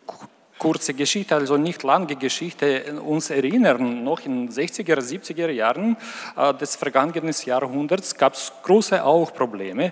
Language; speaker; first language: German; non-native, fluent; Ukrainian